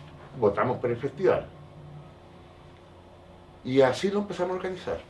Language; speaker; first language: Spanish; native; Spanish